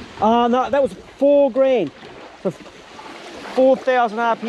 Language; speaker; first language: English; native; English